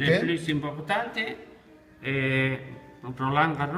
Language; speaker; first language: French; non-native, learner; Spanish